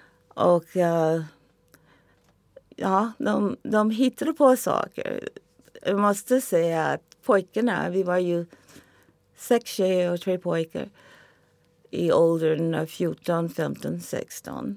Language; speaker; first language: Swedish; non-native, fluent; English